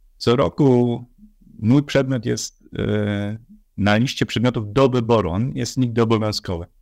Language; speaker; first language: Polish; native; Polish